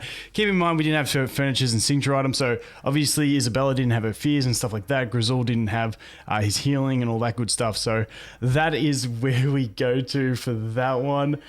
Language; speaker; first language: English; native; English